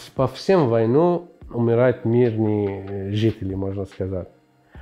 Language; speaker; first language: Russian; non-native, fluent; Arabic